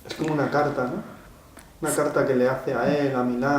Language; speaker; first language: Spanish; native; Spanish